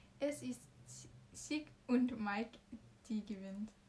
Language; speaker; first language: German; non-native, learner; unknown